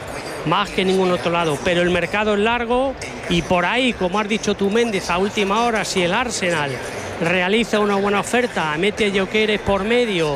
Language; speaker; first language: Spanish; native; Spanish